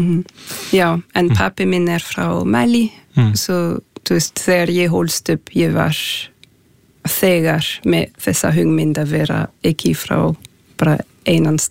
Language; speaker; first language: Icelandic; non-native, fluent; French